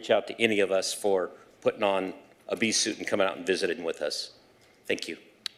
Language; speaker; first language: English; non-native, fluent; Swiss German